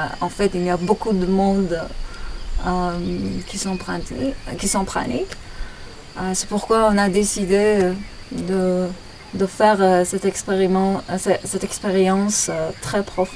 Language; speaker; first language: French; non-native, learner; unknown